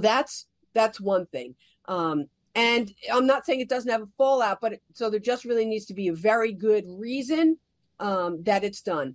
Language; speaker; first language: English; native; English